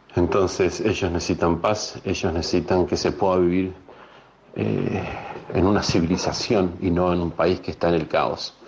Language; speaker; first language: Spanish; native; Spanish